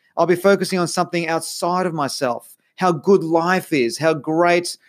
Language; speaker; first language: English; native; English